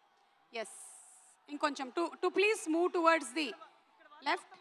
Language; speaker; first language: Telugu; native; Telugu